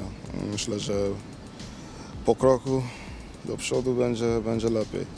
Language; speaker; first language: Polish; early bilingual, other home language; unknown